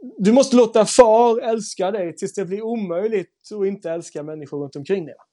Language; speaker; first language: Swedish; native; Swedish